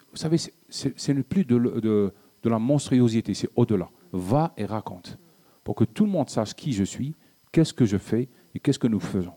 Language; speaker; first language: French; non-native, local second language; Arabic